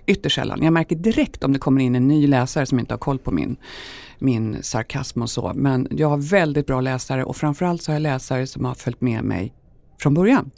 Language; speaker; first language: Swedish; native; Swedish